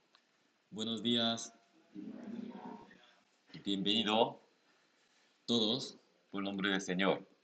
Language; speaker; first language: Spanish; non-native, learner; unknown